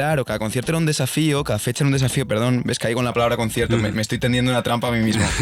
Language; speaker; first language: Spanish; native; Spanish